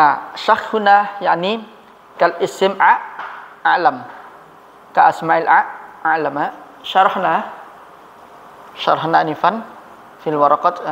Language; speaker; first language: Arabic; non-native, fluent; Indonesian